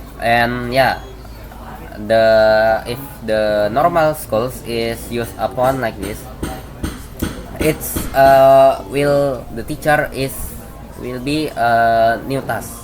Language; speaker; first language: English; non-native, learner; Indonesian